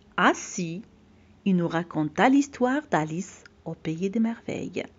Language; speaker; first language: French; non-native, local second language; Arabic